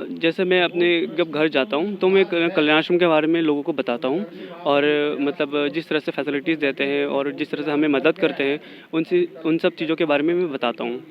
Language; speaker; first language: Hindi; non-native, local second language; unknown